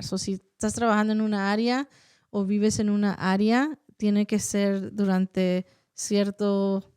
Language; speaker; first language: Spanish; early bilingual, heritage; Spanish